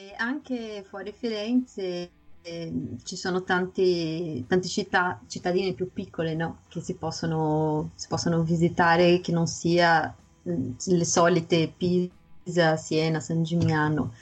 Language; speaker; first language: Italian; non-native, fluent; Portuguese